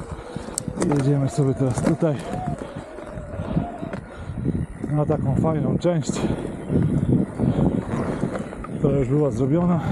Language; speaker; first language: Polish; native; Polish